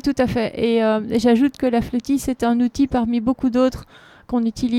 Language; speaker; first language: French; native; French